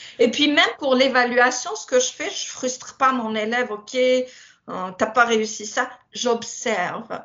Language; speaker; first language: French; non-native, local second language; Berber languages